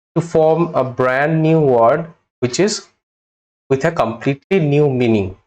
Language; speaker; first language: English; non-native, local second language; Bangla